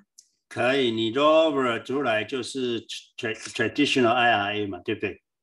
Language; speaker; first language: Chinese; native; Chinese